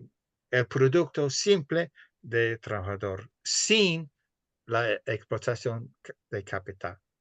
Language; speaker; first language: Spanish; non-native, fluent; English